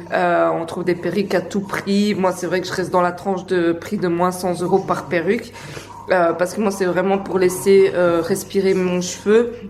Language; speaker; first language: French; native; French